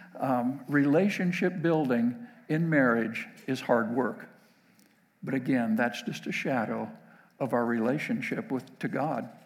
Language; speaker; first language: English; native; English